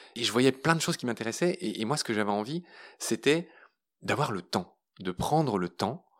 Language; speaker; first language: French; native; French